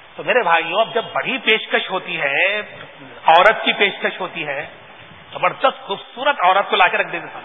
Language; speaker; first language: Urdu; native; Urdu